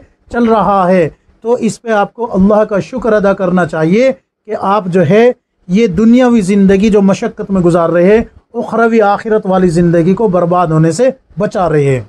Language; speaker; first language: Urdu; native; Urdu